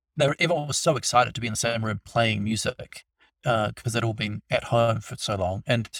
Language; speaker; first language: English; native; English